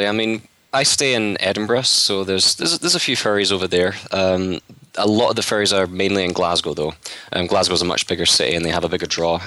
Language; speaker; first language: English; native; English